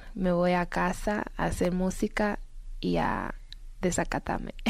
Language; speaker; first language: Spanish; native; Spanish